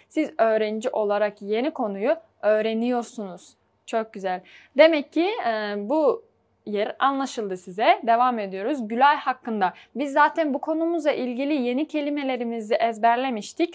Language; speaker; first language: Turkish; non-native, fluent; Uzbek